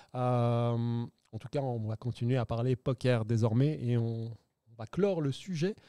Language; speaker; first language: French; native; French